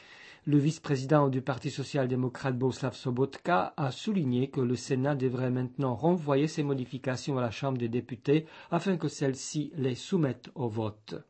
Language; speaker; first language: French; native; French